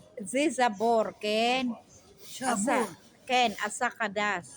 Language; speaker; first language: Hebrew; non-native, learner; Filipino